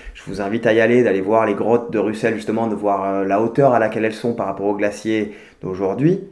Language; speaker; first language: French; native; French